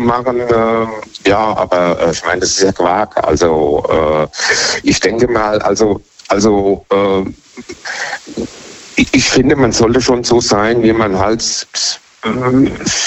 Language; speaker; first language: German; native; German